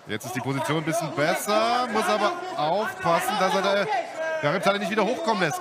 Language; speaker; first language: German; native; German